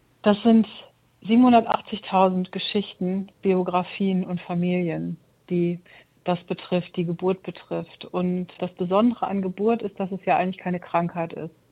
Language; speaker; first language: German; native; German